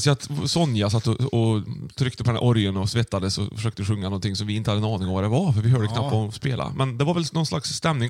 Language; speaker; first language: Swedish; native; Swedish